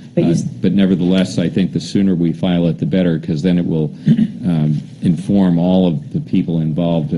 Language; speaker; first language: English; native; English